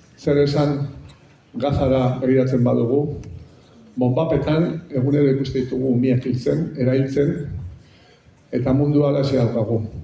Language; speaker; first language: Basque; non-native, local second language; Spanish